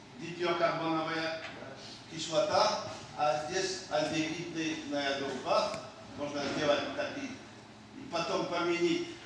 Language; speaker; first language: Russian; non-native, fluent; Polish